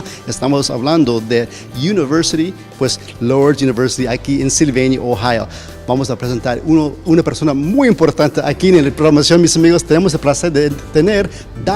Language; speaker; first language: Spanish; early bilingual, heritage; Spanish